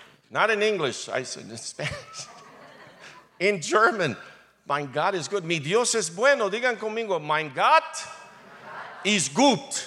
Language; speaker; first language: English; native; English